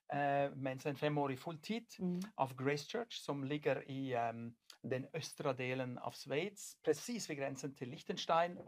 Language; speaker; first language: Swedish; non-native, fluent; German